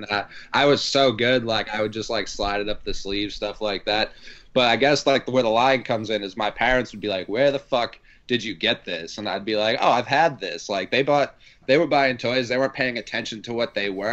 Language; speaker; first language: English; native; English